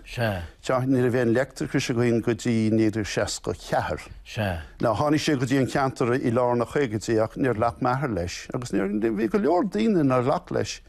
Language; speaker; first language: Irish; non-native, local second language; English